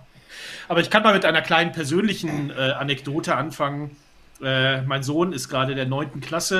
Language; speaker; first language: German; native; German